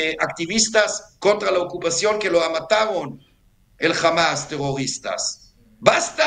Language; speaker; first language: Spanish; non-native, fluent; Hebrew